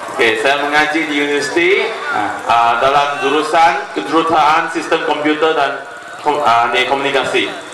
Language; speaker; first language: Malay; non-native, local second language; Chinese